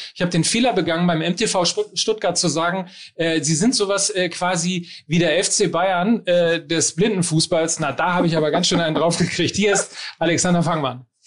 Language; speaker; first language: German; native; German